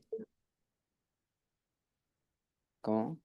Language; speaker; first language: French; non-native, learner; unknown